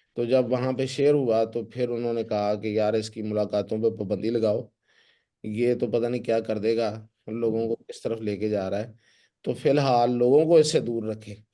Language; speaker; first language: Urdu; non-native, local second language; Punjabi